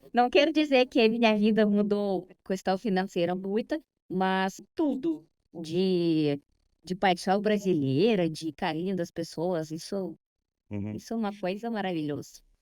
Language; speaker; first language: Portuguese; non-native, fluent; Russian